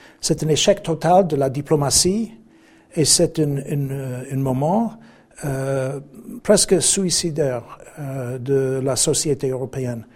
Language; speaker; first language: French; non-native, fluent; English